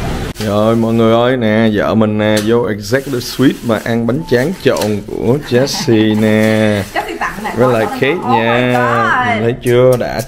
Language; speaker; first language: Vietnamese; early bilingual, heritage; Vietnamese